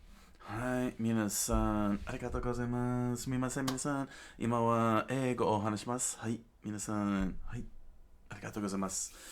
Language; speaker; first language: Japanese; non-native, learner; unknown